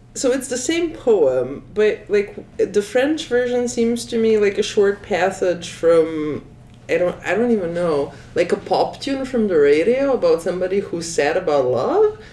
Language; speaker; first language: English; non-native, fluent; Slovenian